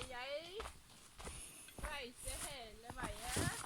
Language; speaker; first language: Norwegian; non-native, learner; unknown